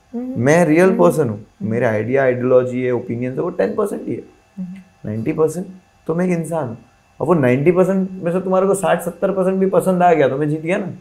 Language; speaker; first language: Hindi; non-native, local second language; Gujarati